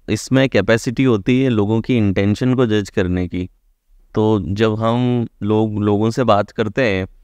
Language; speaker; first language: Hindi; native; Hindi